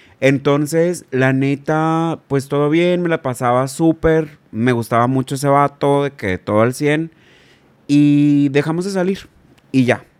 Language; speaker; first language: Spanish; native; Spanish